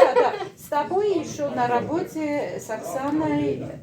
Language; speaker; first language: Russian; non-native, fluent; Armenian